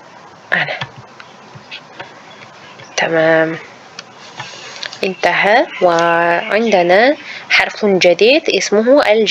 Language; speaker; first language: Arabic; non-native, fluent; Uzbek